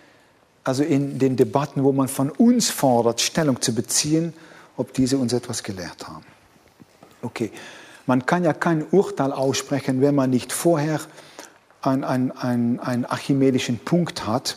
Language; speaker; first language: German; non-native, fluent; Dutch